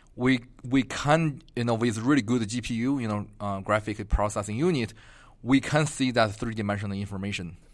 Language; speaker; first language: English; non-native, fluent; Chinese